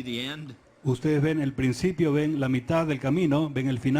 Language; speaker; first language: Spanish; native; Spanish